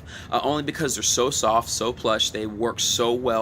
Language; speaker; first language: English; native; English